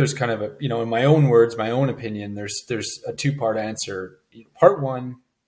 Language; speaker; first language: English; native; English